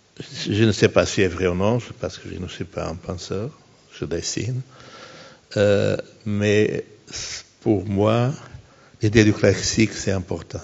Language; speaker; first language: French; non-native, fluent; Portuguese